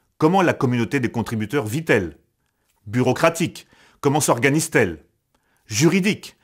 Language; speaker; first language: French; native; French